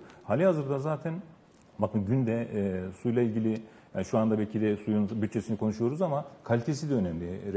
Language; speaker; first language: Turkish; native; Turkish